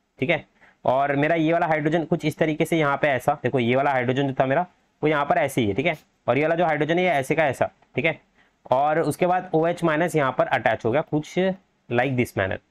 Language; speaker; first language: Hindi; native; Hindi